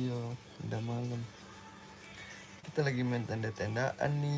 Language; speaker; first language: Indonesian; native; Indonesian